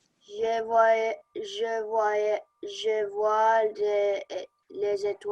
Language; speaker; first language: French; non-native, learner; Chinese